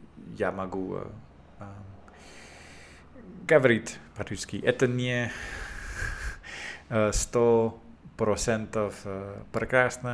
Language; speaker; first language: Russian; non-native, learner; English